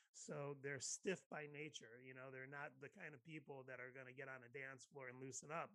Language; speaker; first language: English; native; English